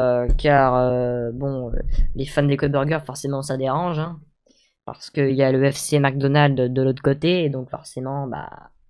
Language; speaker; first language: French; native; French